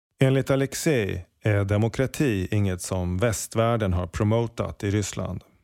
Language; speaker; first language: Swedish; native; Swedish